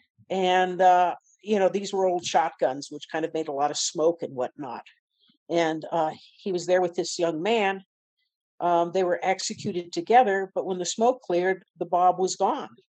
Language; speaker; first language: English; native; English